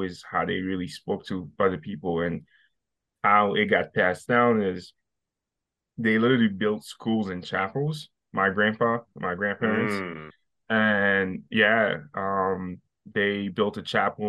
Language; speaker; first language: English; non-native, fluent; Haitian Creole